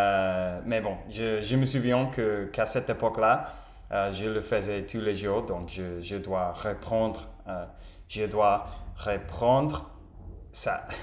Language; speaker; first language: French; non-native, learner; English